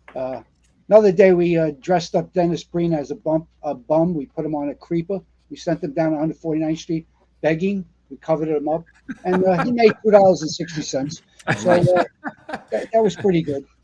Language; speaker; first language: English; native; English